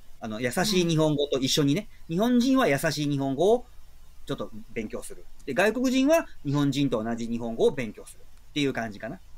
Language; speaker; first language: Japanese; native; Japanese